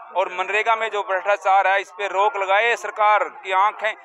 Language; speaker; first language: Hindi; native; Hindi